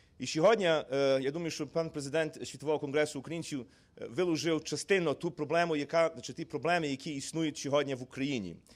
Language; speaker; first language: Ukrainian; early bilingual, heritage; Ukrainian